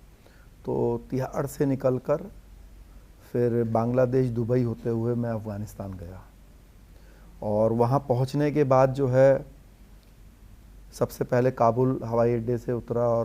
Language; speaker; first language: Hindi; native; Hindi